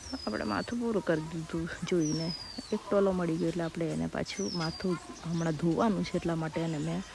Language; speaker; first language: Gujarati; native; Gujarati